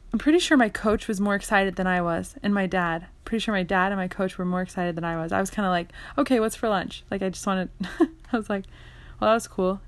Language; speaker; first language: English; native; English